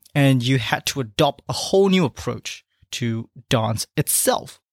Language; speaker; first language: English; non-native, local second language; Chinese